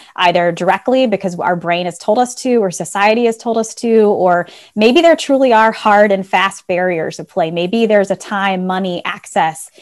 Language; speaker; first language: English; native; English